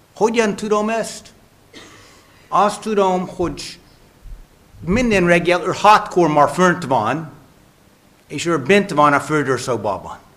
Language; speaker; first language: Hungarian; non-native, fluent; English